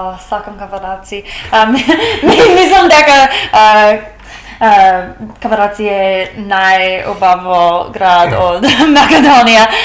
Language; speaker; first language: Macedonian; non-native, learner; English